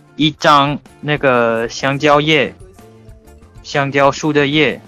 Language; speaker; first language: Chinese; non-native, fluent; Morisyen